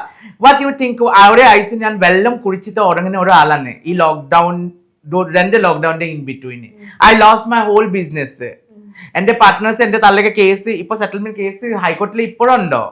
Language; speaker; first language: Malayalam; non-native, local second language; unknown